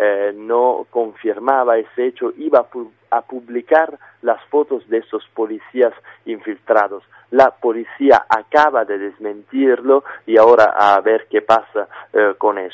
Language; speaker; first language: Spanish; native; Spanish